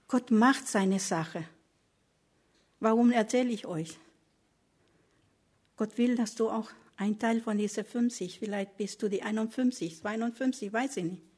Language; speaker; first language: German; non-native, learner; Spanish